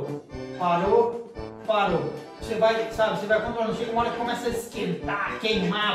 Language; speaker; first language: Portuguese; native; Portuguese